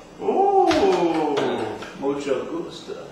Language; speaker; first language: Spanish; non-native, learner; English